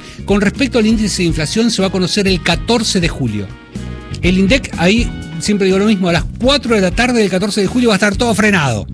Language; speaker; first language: Spanish; native; Spanish